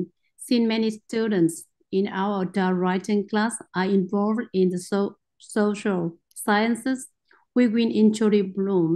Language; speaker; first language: English; non-native, learner; Vietnamese